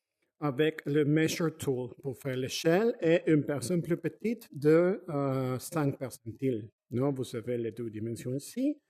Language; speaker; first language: French; non-native, fluent; Spanish